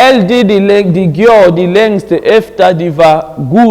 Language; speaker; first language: Danish; non-native, learner; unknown